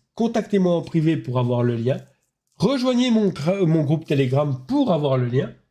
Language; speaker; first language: French; native; French